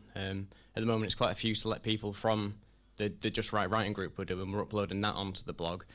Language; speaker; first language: English; native; English